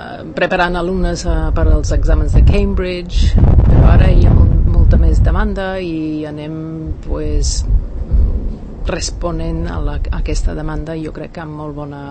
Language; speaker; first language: Catalan; non-native, fluent; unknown